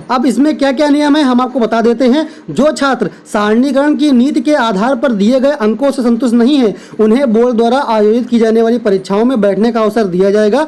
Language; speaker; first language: Hindi; native; Hindi